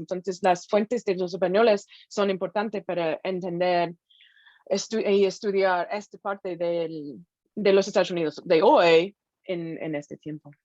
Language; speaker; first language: Spanish; non-native, fluent; English